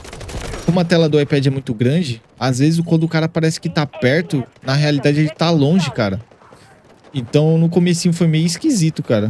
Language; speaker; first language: Portuguese; native; Portuguese